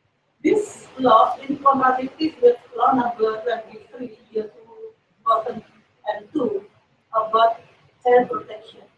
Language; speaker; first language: English; non-native, learner; Indonesian